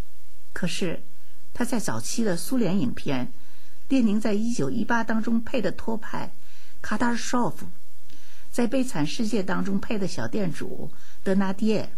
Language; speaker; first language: Chinese; native; Chinese